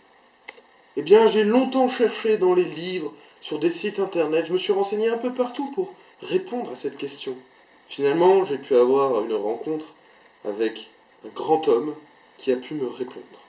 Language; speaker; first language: French; native; French